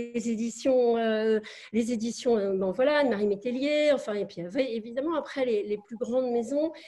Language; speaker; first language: French; native; French